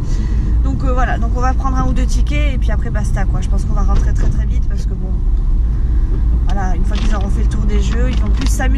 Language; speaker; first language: French; native; French